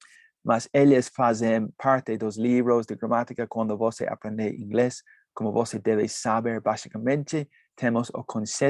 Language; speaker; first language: Portuguese; non-native, learner; English